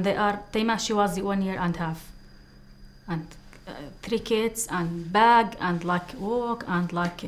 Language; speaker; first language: English; non-native, learner; Arabic